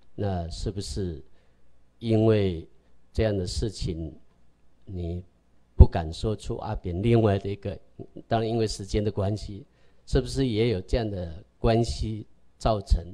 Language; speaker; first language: Chinese; native; Chinese